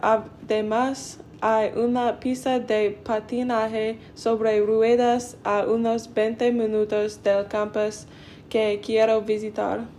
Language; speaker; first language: Spanish; non-native, learner; English